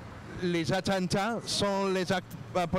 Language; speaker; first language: French; non-native, learner; English